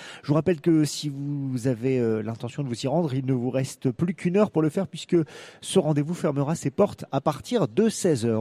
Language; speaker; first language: French; native; French